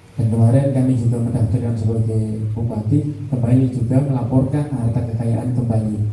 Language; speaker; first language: Indonesian; native; Indonesian